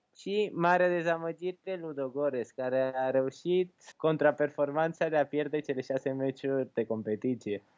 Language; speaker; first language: Romanian; early bilingual, heritage; Romanian